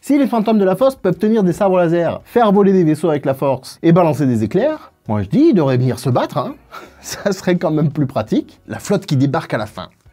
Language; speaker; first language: French; native; French